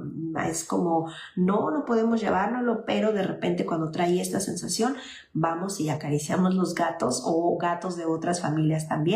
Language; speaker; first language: Spanish; native; Spanish